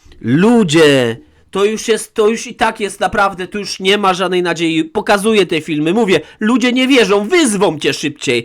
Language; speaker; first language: Polish; native; Polish